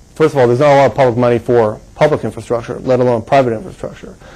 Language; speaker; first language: English; native; English